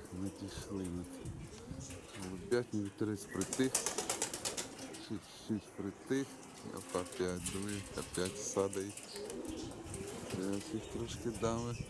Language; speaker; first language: Ukrainian; non-native, local second language; Russian